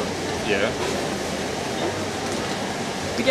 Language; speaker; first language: English; non-native, learner; French